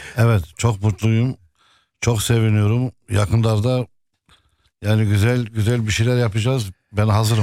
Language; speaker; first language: Turkish; early bilingual, heritage; Arabic